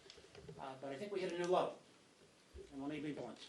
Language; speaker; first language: English; native; English